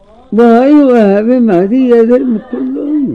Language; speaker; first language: Hebrew; non-native, fluent; Arabic